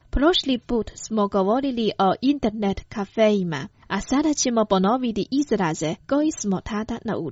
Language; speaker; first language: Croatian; non-native, fluent; Chinese